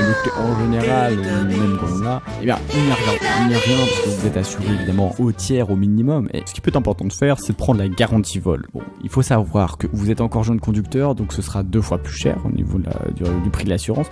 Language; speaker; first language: French; native; French